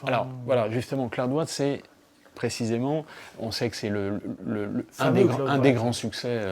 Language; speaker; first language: French; native; French